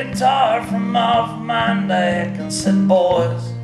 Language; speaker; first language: English; native; English